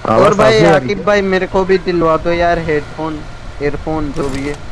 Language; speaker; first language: Hindi; non-native, local second language; Gujarati